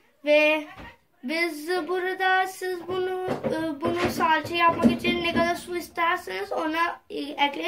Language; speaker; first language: Turkish; non-native, fluent; Urdu